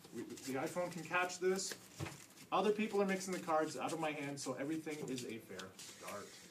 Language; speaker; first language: English; native; English